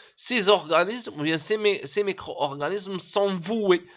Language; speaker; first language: French; non-native, local second language; Arabic